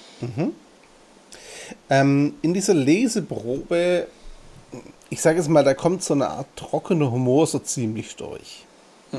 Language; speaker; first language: German; native; German